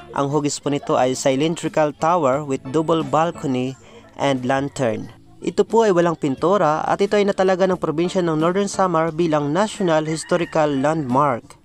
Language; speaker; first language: Filipino; non-native, local second language; Waray